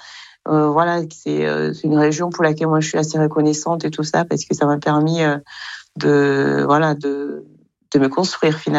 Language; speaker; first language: French; non-native, local second language; Kinyarwanda